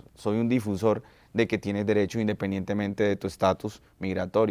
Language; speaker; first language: Spanish; native; Spanish